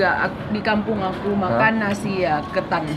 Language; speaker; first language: Indonesian; non-native, learner; Thai